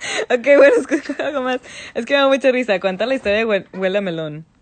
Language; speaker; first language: Spanish; early bilingual, heritage; Spanish